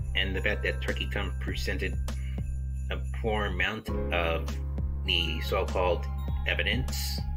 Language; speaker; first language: English; native; English